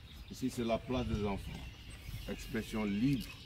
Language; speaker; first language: French; non-native, local second language; Wolof